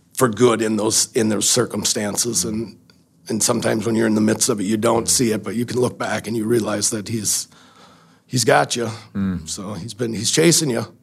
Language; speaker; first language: English; native; English